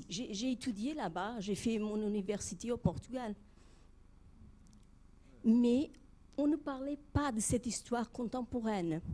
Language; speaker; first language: French; non-native, fluent; Portuguese